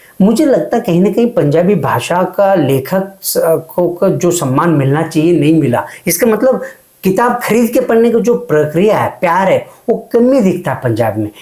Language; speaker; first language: Hindi; non-native, local second language; Kannada